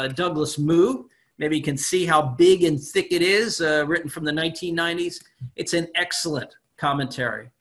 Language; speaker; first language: English; native; English